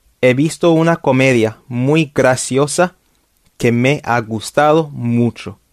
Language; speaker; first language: Spanish; non-native, fluent; English